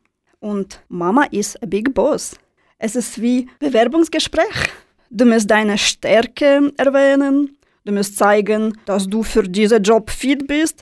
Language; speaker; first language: German; non-native, fluent; Russian